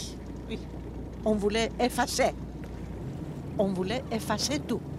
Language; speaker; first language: French; non-native, fluent; Greek